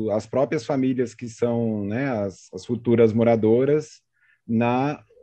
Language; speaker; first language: Portuguese; native; Portuguese